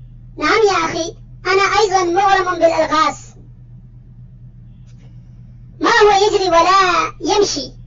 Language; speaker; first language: Arabic; non-native, fluent; Urdu